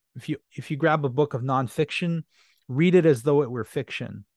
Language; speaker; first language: English; non-native, fluent; French